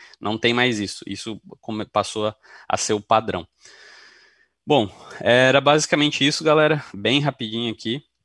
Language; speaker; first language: Portuguese; native; Portuguese